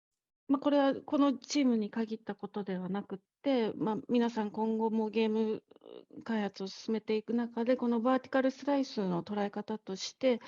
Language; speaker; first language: Japanese; native; Japanese